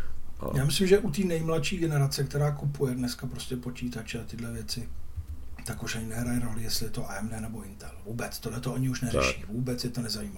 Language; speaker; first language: Czech; native; Czech